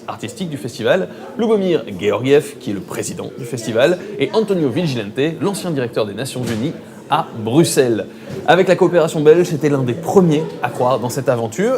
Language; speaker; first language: French; native; French